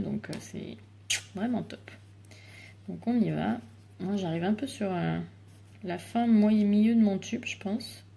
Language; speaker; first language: French; native; French